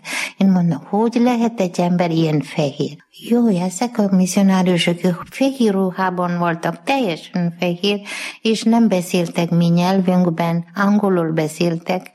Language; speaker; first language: Hungarian; non-native, fluent; Malayalam